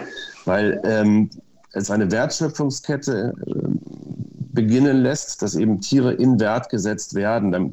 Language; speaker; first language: German; native; German